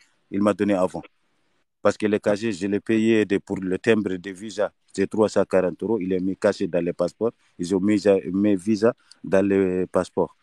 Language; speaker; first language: French; non-native, learner; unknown